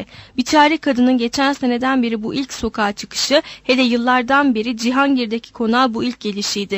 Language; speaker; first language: Turkish; native; Turkish